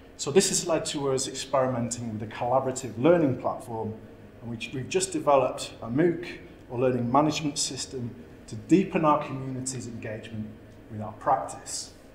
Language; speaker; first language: English; native; English